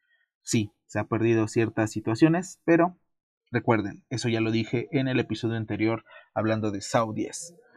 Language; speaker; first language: Spanish; native; Spanish